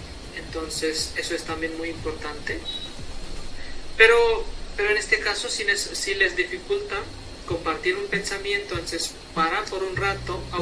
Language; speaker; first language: Spanish; non-native, fluent; Hindi